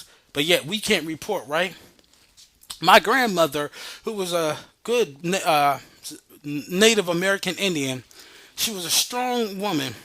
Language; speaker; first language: English; native; English